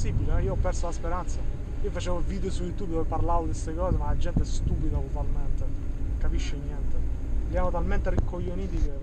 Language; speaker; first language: Italian; native; Italian